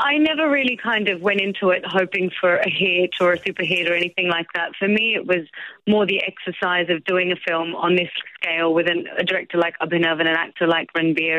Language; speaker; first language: English; native; English